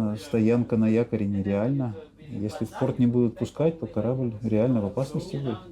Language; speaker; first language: Russian; native; Russian